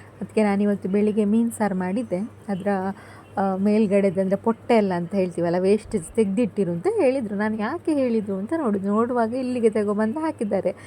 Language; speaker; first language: Kannada; native; Kannada